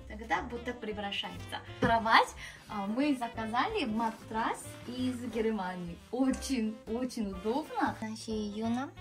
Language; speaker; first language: Russian; non-native, learner; Korean